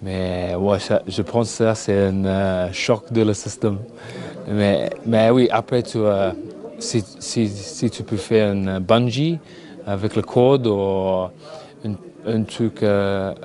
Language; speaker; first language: French; non-native, learner; English